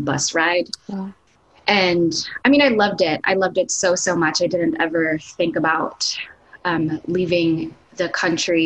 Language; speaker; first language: English; non-native, local second language; Filipino